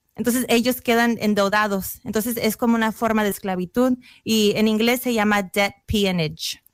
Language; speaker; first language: Spanish; early bilingual, heritage; Spanish